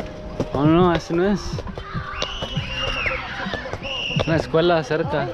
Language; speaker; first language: Spanish; early bilingual, heritage; Spanish